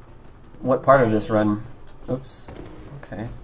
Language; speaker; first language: English; native; English